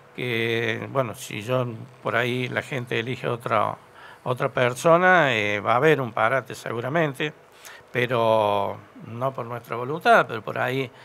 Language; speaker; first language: Spanish; native; Spanish